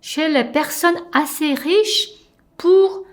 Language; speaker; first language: French; non-native, fluent; Korean